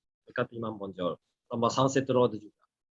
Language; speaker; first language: Indonesian; non-native, learner; Japanese